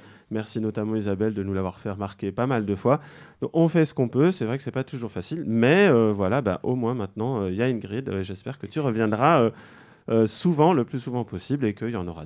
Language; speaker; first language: French; native; French